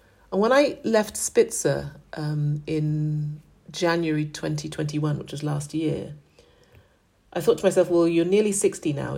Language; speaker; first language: English; native; English